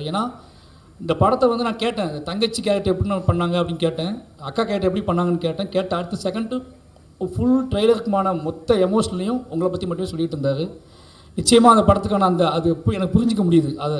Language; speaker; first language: Tamil; native; Tamil